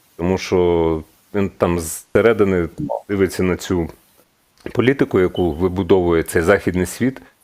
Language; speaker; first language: Ukrainian; native; Ukrainian